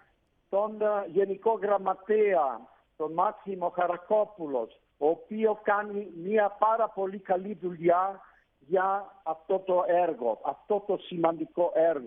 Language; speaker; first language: Greek; non-native, fluent; Italian